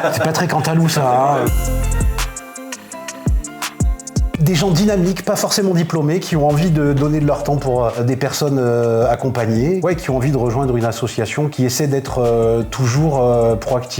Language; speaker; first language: French; native; French